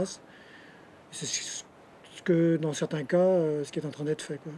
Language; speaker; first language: French; native; French